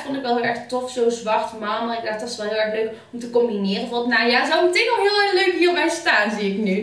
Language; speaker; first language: Dutch; native; Dutch